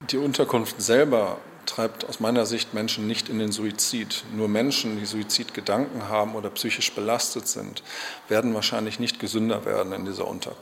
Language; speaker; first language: German; native; German